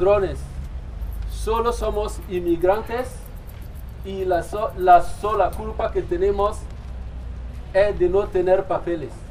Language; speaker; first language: Spanish; non-native, fluent; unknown